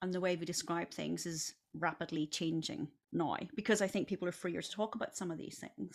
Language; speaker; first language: English; native; English